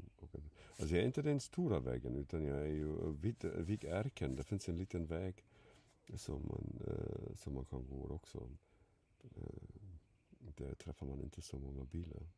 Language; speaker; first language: Swedish; non-native, fluent; German